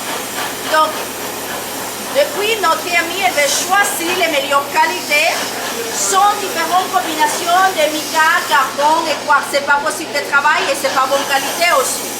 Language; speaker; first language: French; non-native, learner; Spanish